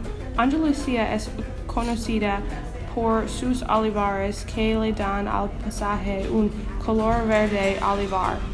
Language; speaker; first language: Spanish; non-native, learner; English